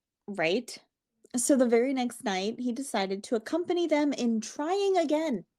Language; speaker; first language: English; native; English